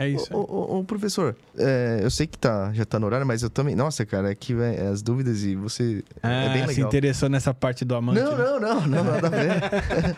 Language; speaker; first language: Portuguese; native; Portuguese